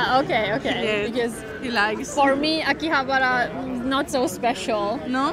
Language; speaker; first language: English; non-native, fluent; German